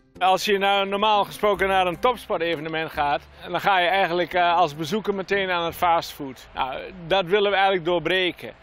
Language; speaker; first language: Dutch; native; Dutch